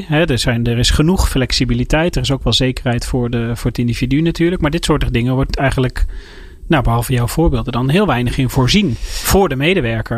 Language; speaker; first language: Dutch; native; Dutch